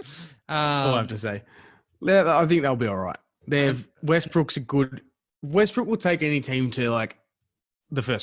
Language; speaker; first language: English; native; English